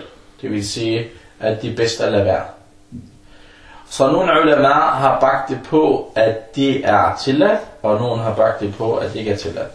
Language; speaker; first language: Danish; early bilingual, other home language; Arabic